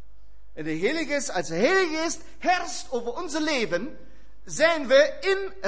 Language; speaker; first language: Dutch; non-native, fluent; German